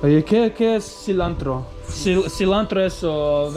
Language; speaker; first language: Spanish; non-native, learner; Croatian